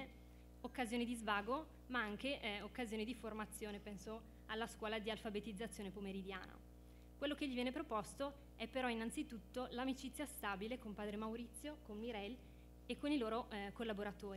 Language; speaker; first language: Italian; native; Italian